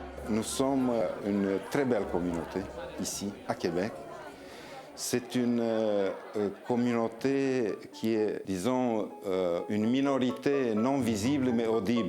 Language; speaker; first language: French; non-native, fluent; Romanian